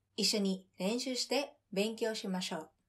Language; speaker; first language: Japanese; non-native, fluent; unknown